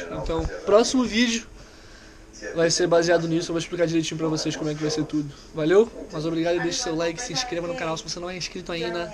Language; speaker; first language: Portuguese; native; Portuguese